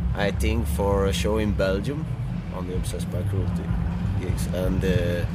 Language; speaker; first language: English; non-native, fluent; Swedish